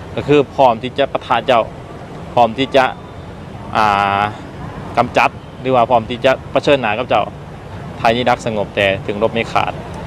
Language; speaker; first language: Thai; native; Thai